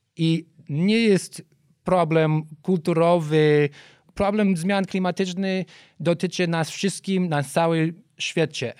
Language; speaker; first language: Polish; non-native, learner; English